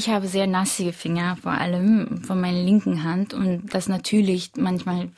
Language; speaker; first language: German; early bilingual, other home language; Korean